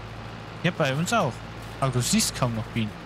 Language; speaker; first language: German; native; German